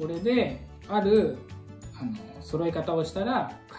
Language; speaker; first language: Japanese; native; Japanese